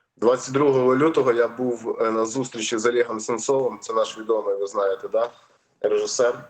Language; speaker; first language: Ukrainian; native; Ukrainian